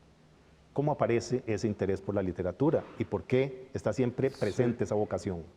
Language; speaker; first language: Spanish; native; Spanish